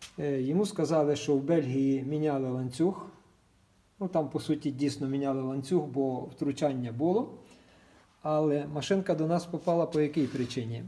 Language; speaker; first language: Ukrainian; native; Ukrainian